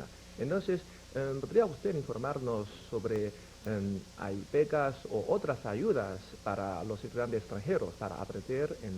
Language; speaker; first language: Spanish; non-native, fluent; Chinese